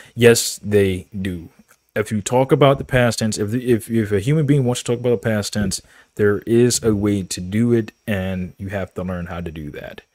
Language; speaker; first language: English; native; English